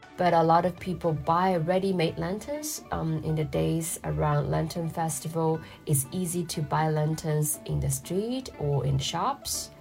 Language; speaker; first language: English; non-native, fluent; Chinese